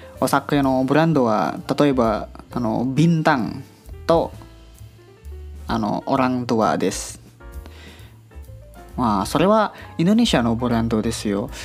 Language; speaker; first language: Japanese; non-native, learner; Indonesian